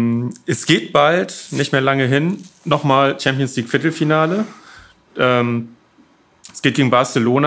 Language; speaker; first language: German; native; German